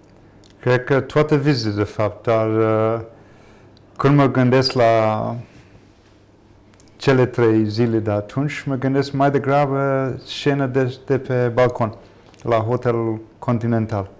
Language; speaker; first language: Romanian; non-native, fluent; English